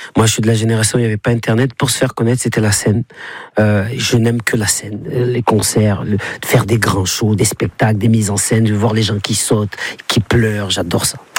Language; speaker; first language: French; native; French